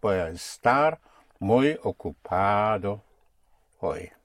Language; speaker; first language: Spanish; non-native, fluent; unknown